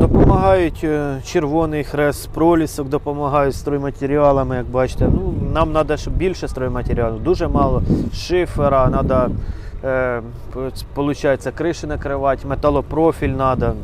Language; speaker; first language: Ukrainian; native; Ukrainian